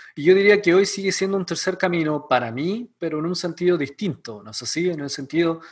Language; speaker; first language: Spanish; native; Spanish